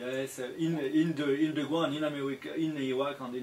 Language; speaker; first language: English; non-native, learner; French